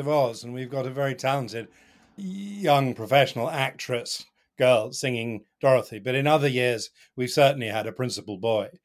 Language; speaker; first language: English; native; English